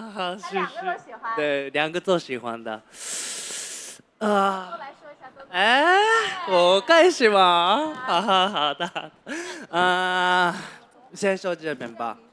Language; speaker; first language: Chinese; non-native, learner; Japanese